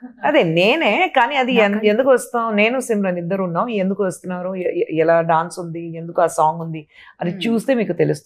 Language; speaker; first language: Telugu; non-native, learner; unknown